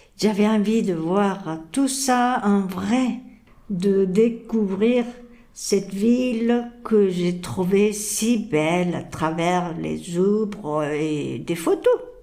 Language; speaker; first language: French; non-native, fluent; Japanese